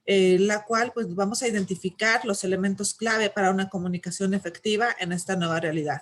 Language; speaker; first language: Spanish; native; Spanish